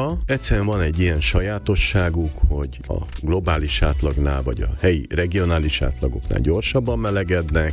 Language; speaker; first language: Hungarian; native; Hungarian